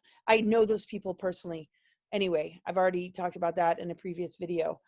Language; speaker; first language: English; native; English